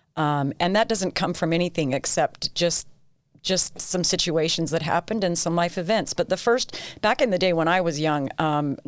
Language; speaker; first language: English; native; English